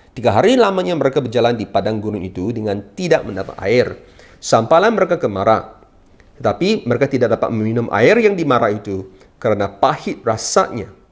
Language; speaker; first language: Malay; non-native, local second language; Chinese